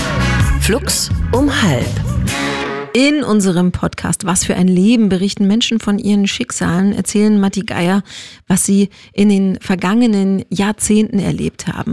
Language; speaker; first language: German; native; German